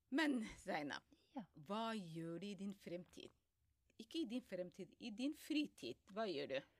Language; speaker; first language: Norwegian; non-native, fluent; Somali